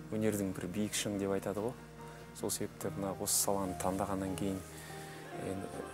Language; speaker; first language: Kazakh; native; Kazakh